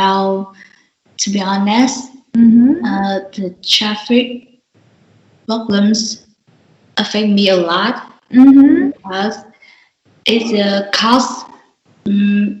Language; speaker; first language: English; non-native, learner; Vietnamese